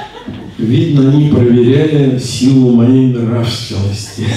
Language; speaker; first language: Czech; non-native, learner; Russian